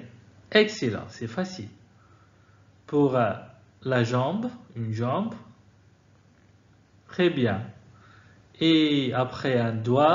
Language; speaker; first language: French; non-native, fluent; Arabic